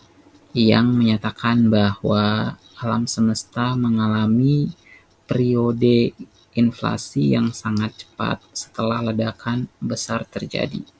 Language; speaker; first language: Indonesian; native; Indonesian